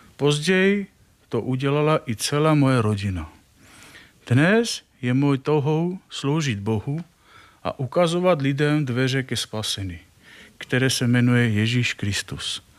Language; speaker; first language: Czech; non-native, fluent; Armenian